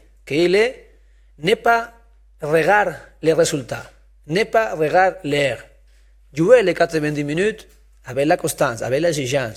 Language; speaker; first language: French; non-native, learner; Spanish